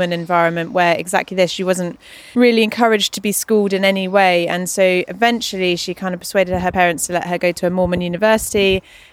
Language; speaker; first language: English; native; English